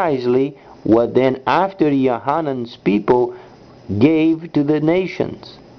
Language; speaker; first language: English; non-native, fluent; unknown